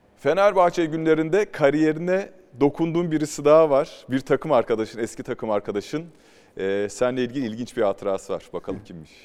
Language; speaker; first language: Turkish; native; Turkish